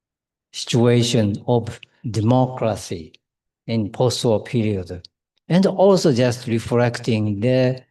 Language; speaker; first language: English; non-native, fluent; Japanese